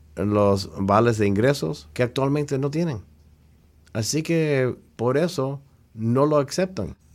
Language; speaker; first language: Spanish; early bilingual, heritage; Spanish